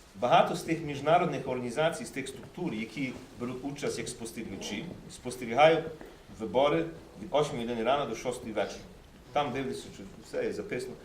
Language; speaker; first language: Ukrainian; early bilingual, heritage; Ukrainian